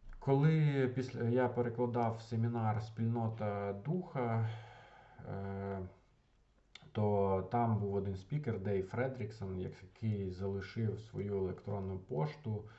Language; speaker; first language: Ukrainian; non-native, local second language; Russian